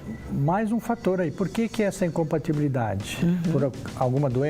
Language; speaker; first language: Portuguese; native; Portuguese